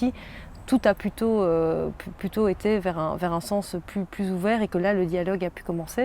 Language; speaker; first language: French; native; French